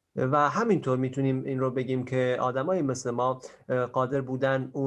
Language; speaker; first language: Persian; native; Persian